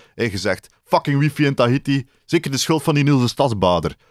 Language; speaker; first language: Dutch; native; Dutch